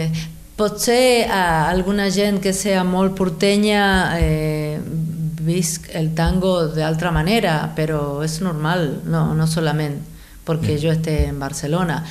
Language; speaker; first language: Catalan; non-native, fluent; Spanish